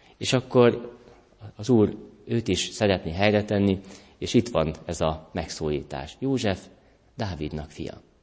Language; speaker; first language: Hungarian; native; Hungarian